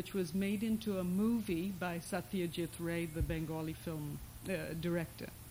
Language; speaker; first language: English; non-native, local second language; Bangla